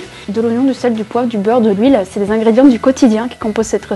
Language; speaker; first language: French; native; French